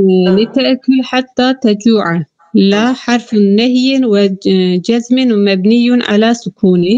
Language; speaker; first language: Arabic; non-native, learner; Turkish